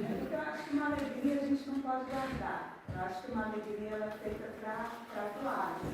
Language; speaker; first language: Portuguese; native; Portuguese